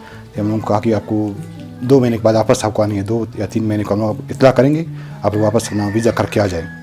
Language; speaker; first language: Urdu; non-native, local second language; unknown